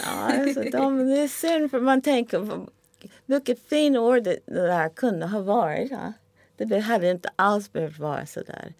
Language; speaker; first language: Swedish; non-native, fluent; English